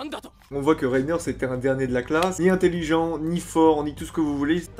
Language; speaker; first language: French; native; French